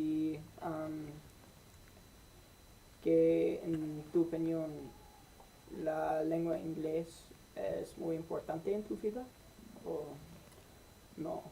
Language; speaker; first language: Spanish; non-native, learner; English